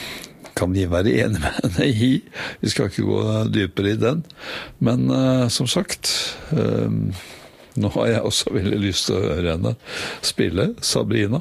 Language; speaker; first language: Norwegian; native; Norwegian